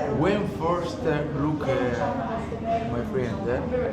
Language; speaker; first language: English; non-native, learner; Italian